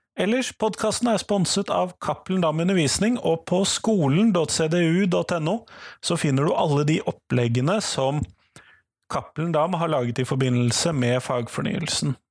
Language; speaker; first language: Norwegian; native; Norwegian